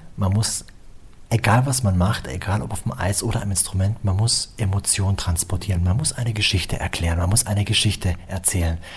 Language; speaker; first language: German; native; German